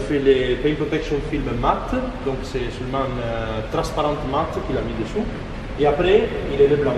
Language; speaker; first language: French; non-native, fluent; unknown